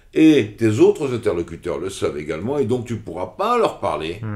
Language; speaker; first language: French; native; French